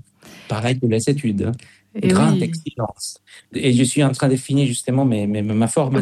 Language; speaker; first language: French; non-native, fluent; Spanish